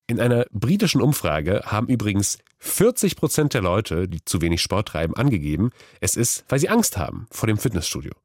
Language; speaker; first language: German; native; German